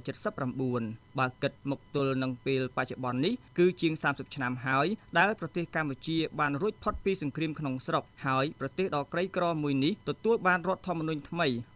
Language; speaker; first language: Khmer; native; Khmer